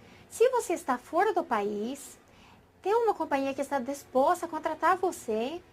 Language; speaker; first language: Portuguese; non-native, fluent; English